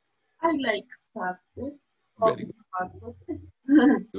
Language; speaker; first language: English; non-native, learner; Spanish